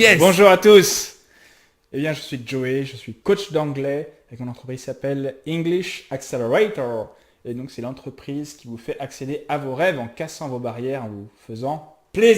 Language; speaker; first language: French; native; French